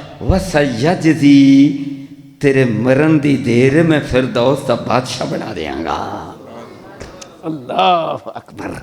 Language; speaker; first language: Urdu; non-native, local second language; Punjabi